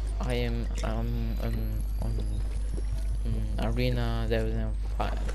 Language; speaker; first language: English; non-native, learner; German